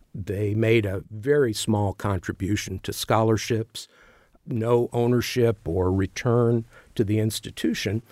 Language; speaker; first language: English; native; English